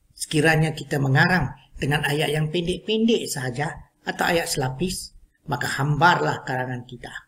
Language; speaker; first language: Malay; non-native, local second language; Chinese